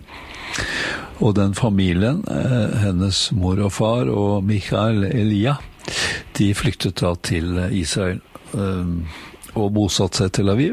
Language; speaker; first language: Norwegian; native; Norwegian